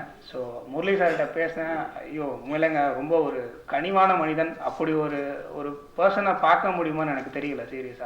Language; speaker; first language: Tamil; native; Tamil